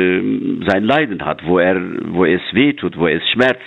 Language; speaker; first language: German; non-native, fluent; Turkish